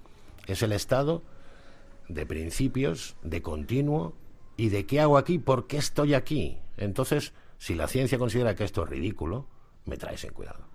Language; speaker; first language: Spanish; native; Spanish